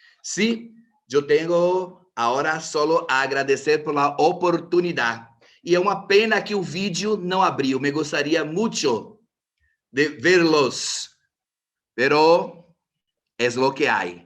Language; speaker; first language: Spanish; non-native, fluent; Portuguese